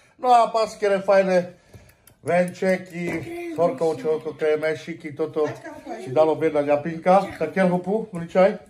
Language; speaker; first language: Slovak; native; Slovak